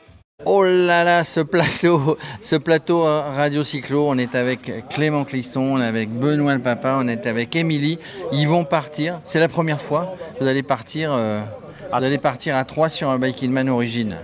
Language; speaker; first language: French; native; French